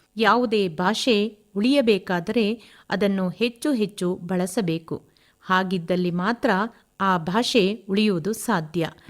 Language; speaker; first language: Kannada; native; Kannada